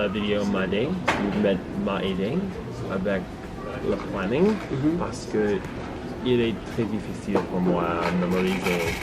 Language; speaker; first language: French; non-native, learner; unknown